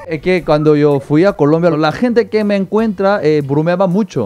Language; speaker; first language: Spanish; non-native, fluent; Korean